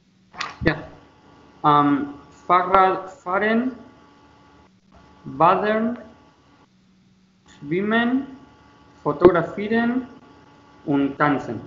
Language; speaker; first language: German; non-native, learner; Spanish